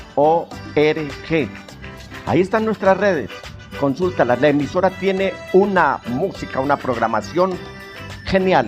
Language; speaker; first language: Spanish; native; Spanish